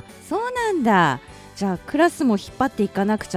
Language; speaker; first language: Japanese; native; Japanese